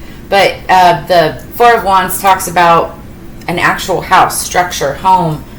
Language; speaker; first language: English; native; English